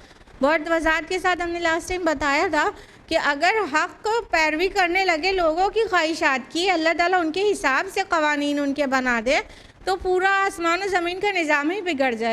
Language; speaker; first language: Urdu; native; Urdu